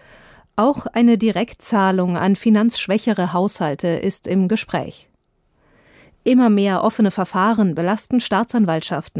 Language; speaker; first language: German; native; German